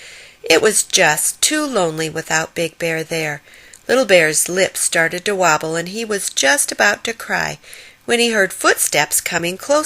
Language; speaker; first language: English; native; English